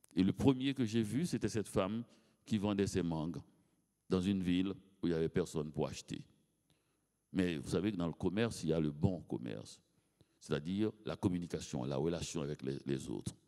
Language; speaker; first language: French; native; French